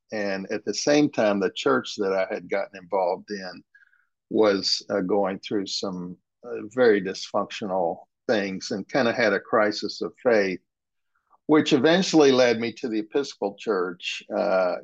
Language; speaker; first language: English; native; English